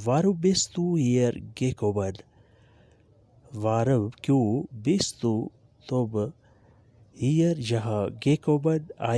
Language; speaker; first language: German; non-native, learner; Urdu